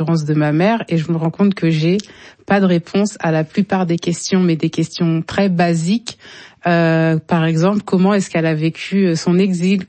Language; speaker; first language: French; native; French